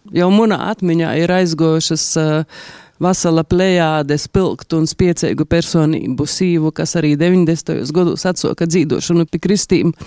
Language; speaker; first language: Latvian; native; Latvian